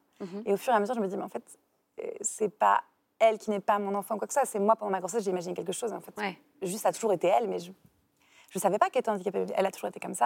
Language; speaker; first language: French; native; French